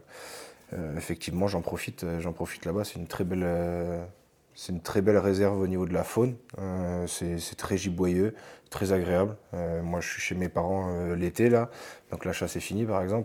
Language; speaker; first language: French; native; French